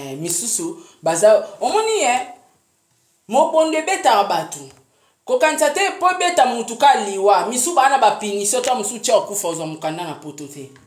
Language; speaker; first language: Lingala; non-native, local second language; Mongo